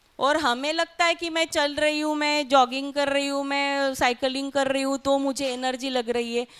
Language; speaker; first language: Hindi; non-native, local second language; Marathi